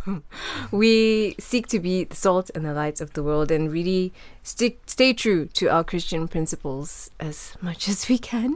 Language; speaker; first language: English; non-native, local second language; Shona